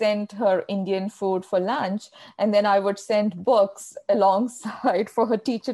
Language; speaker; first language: English; non-native, local second language; Malayalam